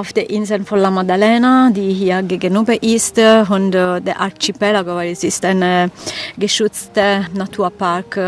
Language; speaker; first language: German; non-native, fluent; Italian